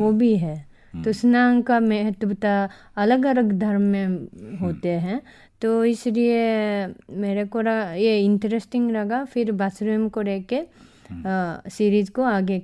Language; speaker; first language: Hindi; non-native, fluent; Japanese